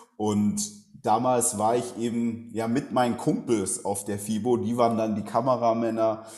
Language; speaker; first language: German; native; German